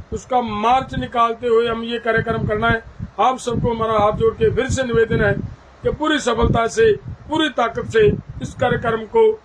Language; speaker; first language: Hindi; native; Hindi